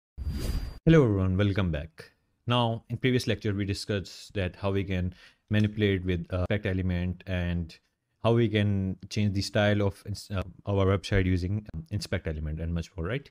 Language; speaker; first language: English; non-native, local second language; Urdu